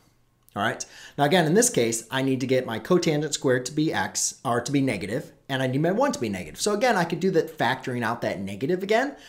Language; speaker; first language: English; native; English